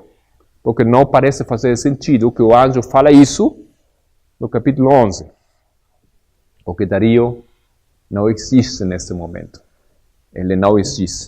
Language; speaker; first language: Portuguese; non-native, fluent; Spanish